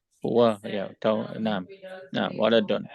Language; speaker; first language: Arabic; non-native, learner; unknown